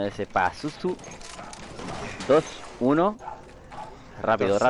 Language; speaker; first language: Spanish; native; Spanish